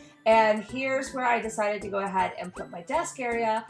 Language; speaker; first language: English; native; English